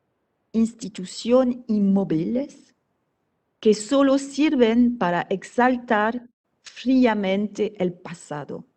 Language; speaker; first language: Spanish; non-native, fluent; French